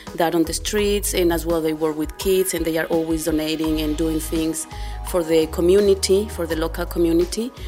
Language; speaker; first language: English; non-native, fluent; Spanish